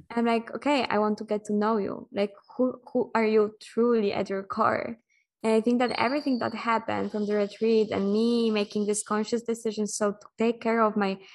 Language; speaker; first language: English; non-native, fluent; Polish